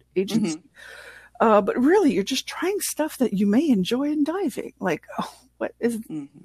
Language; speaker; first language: English; non-native, fluent; French